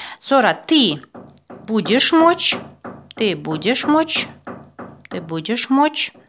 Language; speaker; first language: Russian; non-native, local second language; Azerbaijani